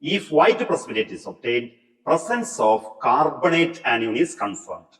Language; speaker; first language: English; non-native, local second language; Malayalam